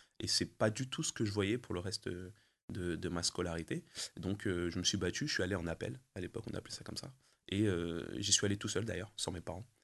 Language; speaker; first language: French; early bilingual, other home language; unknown